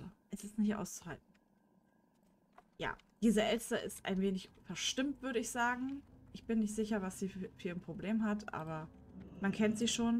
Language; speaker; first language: German; native; German